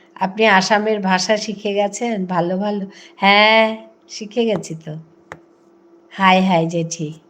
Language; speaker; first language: Bangla; non-native, local second language; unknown